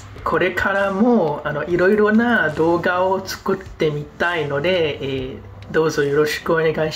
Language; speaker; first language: Japanese; non-native, fluent; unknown